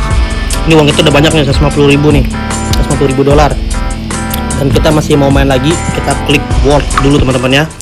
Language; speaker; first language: Indonesian; native; Indonesian